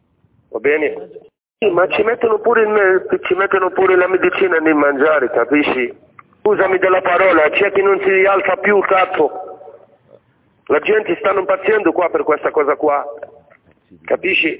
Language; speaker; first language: Italian; non-native, fluent; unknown